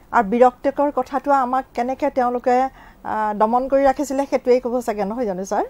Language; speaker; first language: Assamese; native; Assamese